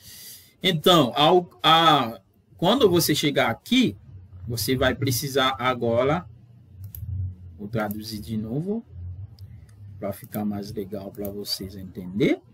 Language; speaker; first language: Portuguese; non-native, fluent; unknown